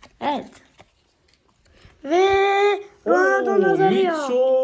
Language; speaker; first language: Turkish; native; Turkish